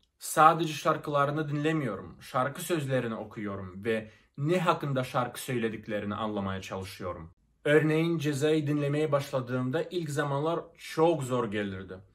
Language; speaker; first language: Turkish; non-native, fluent; Russian